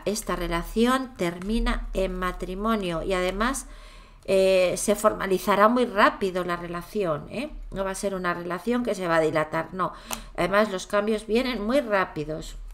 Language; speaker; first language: Spanish; native; Spanish